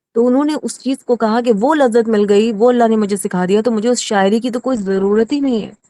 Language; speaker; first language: Urdu; native; Urdu